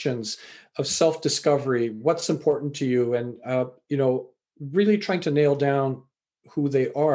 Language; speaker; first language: English; native; English